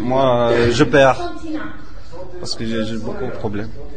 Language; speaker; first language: French; non-native, learner; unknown